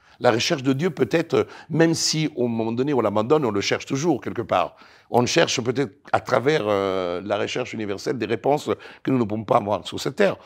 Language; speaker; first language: French; non-native, fluent; Italian